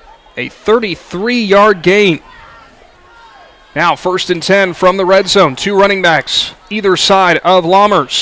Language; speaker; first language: English; native; English